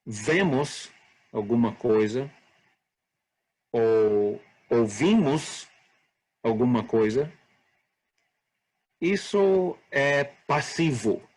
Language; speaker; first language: Portuguese; non-native, fluent; English